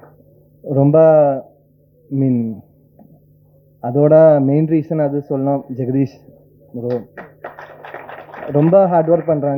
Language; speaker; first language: Tamil; non-native, learner; Malayalam